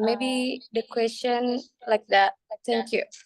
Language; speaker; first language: English; non-native, learner; Indonesian